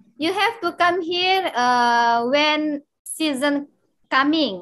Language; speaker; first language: English; non-native, learner; Indonesian